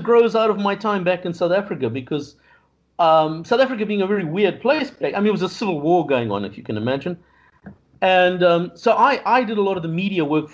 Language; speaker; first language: English; native; English